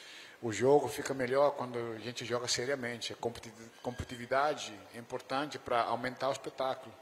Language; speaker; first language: Portuguese; non-native, fluent; Dutch